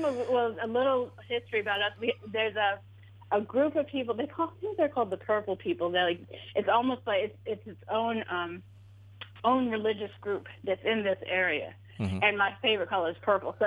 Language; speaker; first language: English; native; English